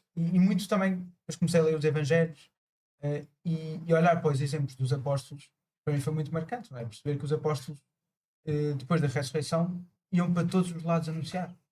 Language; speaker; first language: Portuguese; early bilingual, other home language; Spanish